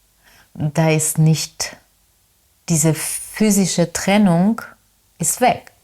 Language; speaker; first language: German; non-native, fluent; Spanish